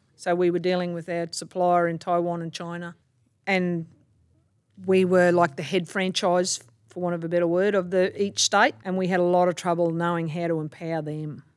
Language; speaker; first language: English; native; English